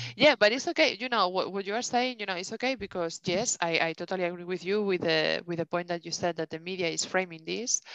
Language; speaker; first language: English; non-native, fluent; Spanish